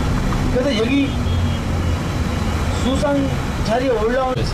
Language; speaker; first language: Korean; non-native, fluent; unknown